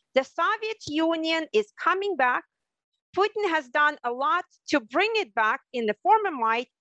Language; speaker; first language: English; non-native, fluent; Russian